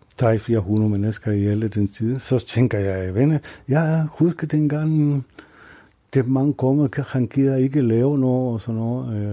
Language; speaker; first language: Danish; non-native, learner; Spanish